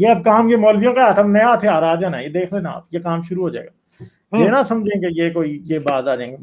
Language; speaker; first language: Urdu; native; Urdu